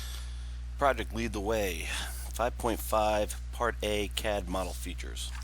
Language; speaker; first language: English; native; English